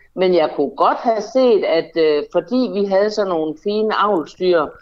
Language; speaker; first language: Danish; native; Danish